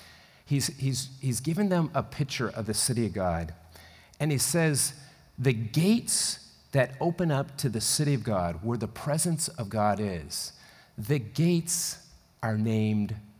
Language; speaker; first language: English; native; English